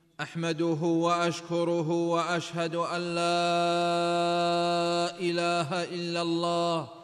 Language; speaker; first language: Arabic; native; Arabic